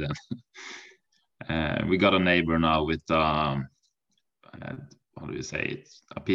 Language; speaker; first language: English; non-native, fluent; Norwegian